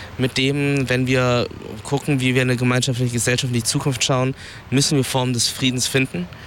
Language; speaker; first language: German; early bilingual, other home language; Vietnamese